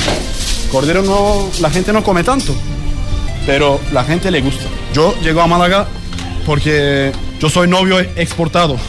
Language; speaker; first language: Spanish; non-native, learner; Turkish